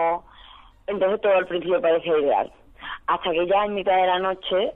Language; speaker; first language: Spanish; native; Spanish